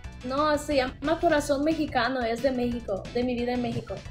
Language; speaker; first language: Spanish; non-native, fluent; Russian